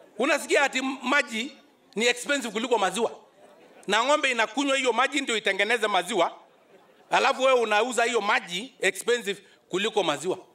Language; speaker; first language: Swahili; non-native, local second language; Masai